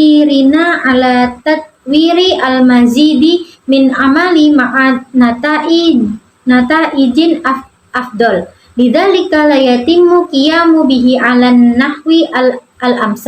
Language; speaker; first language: Arabic; non-native, learner; Indonesian